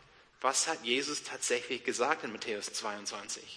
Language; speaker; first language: German; non-native, learner; English